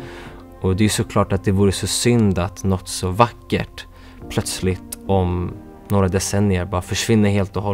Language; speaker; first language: Swedish; early bilingual, other home language; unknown